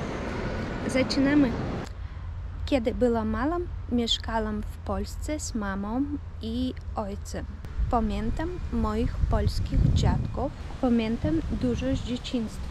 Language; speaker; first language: Polish; early bilingual, heritage; Polish